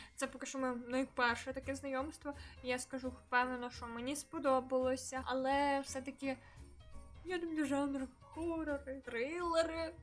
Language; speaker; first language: Ukrainian; native; Ukrainian